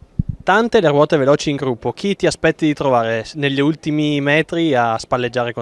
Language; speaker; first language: Italian; native; Italian